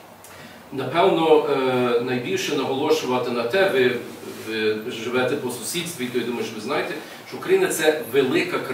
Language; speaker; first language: Ukrainian; early bilingual, heritage; English